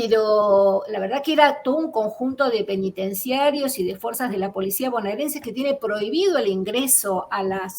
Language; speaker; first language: Spanish; native; Spanish